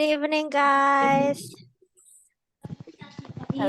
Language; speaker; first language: English; non-native, fluent; Indonesian